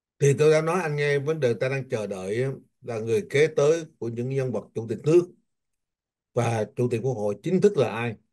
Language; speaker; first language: Vietnamese; native; Vietnamese